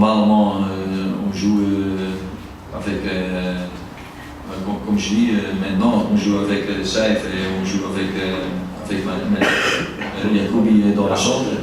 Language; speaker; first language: French; non-native, learner; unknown